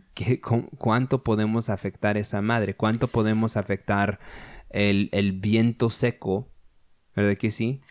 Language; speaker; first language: Spanish; early bilingual, heritage; Spanish